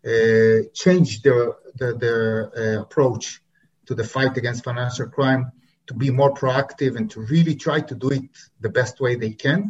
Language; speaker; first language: English; non-native, fluent; Hebrew